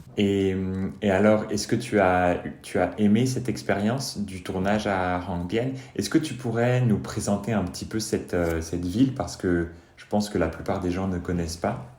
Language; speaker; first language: French; native; French